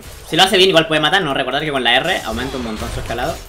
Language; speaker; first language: Spanish; native; Spanish